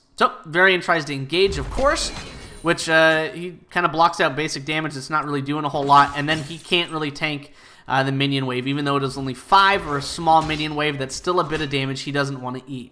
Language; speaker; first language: English; native; English